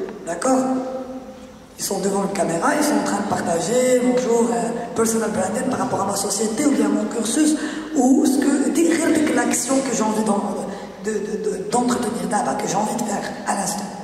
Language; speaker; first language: French; non-native, local second language; Arabic